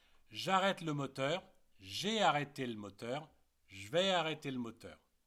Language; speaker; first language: French; native; French